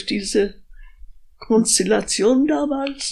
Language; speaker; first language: German; native; German